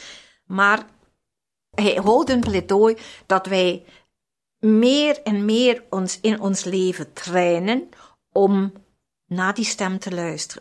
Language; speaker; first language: Dutch; non-native, fluent; German